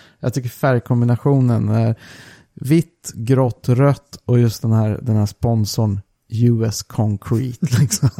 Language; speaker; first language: Swedish; native; Swedish